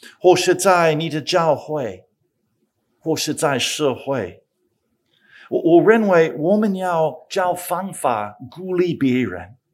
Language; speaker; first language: Chinese; non-native, fluent; English